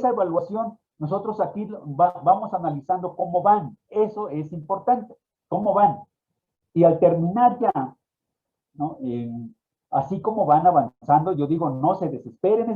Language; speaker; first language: Spanish; native; Spanish